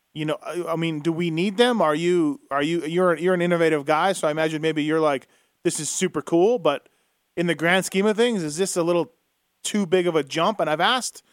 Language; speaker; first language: English; native; English